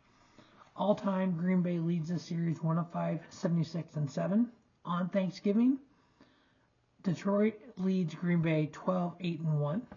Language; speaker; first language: English; native; English